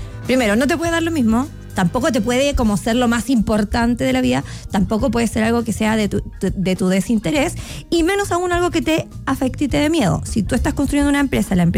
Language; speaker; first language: Spanish; native; Spanish